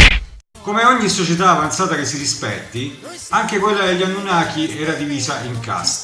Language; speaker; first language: Italian; native; Italian